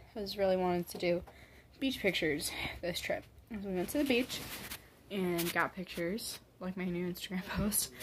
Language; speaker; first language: English; native; English